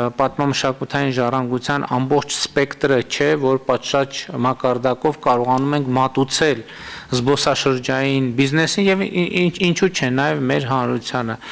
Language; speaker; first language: Armenian; native; Armenian